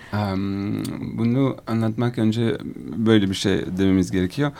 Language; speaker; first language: Turkish; non-native, learner; French